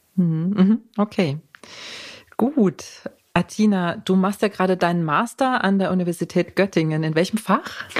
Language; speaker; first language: German; native; German